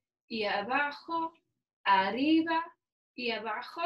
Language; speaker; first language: Spanish; non-native, learner; English